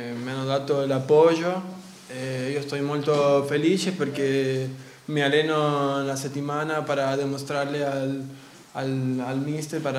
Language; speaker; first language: Italian; non-native, learner; Spanish